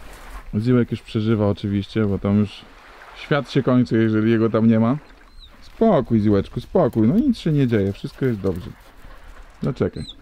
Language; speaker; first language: Polish; native; Polish